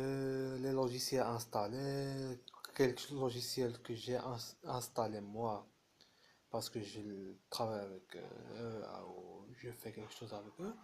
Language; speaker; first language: French; non-native, fluent; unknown